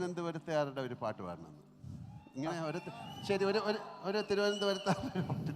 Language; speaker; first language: Malayalam; native; Malayalam